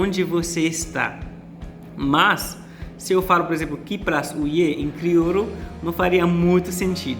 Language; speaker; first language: Portuguese; non-native, fluent; Haitian Creole